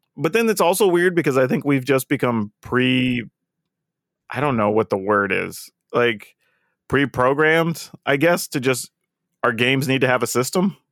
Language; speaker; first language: English; native; English